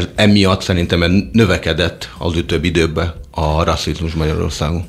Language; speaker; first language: Hungarian; non-native, fluent; Portuguese